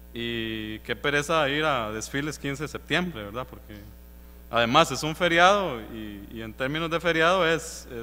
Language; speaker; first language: Spanish; native; Spanish